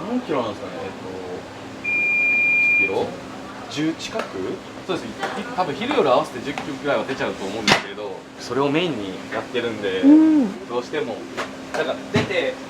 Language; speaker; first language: Japanese; native; Japanese